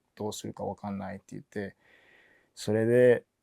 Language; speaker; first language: Japanese; early bilingual, other home language; English